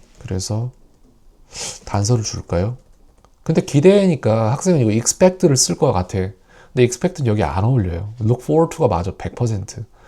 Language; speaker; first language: Korean; native; Korean